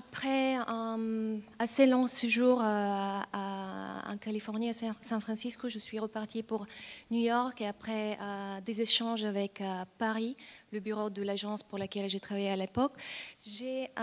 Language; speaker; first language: French; non-native, fluent; Bulgarian